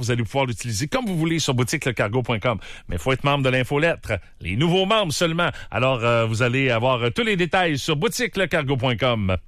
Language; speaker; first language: French; native; French